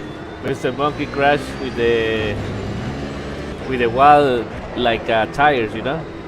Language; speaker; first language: English; non-native, learner; Spanish